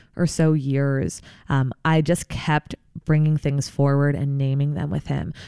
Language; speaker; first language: English; native; English